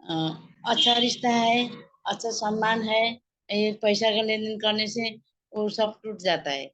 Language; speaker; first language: Hindi; non-native, learner; Nepali